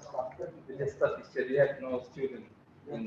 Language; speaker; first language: English; non-native, learner; Indonesian